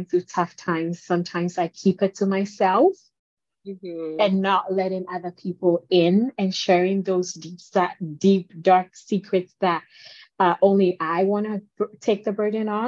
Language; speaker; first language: English; non-native, local second language; Akan